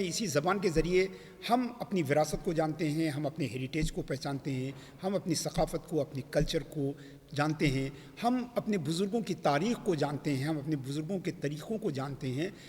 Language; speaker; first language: Urdu; native; Urdu